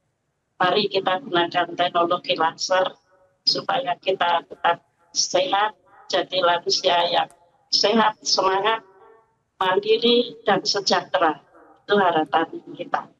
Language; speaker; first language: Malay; non-native, local second language; Javanese